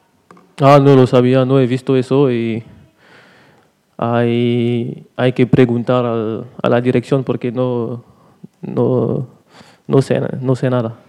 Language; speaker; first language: Spanish; non-native, learner; French